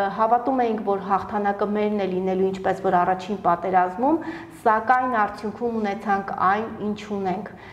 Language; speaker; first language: Armenian; native; Armenian